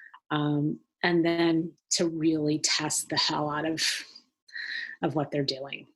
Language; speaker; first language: English; native; English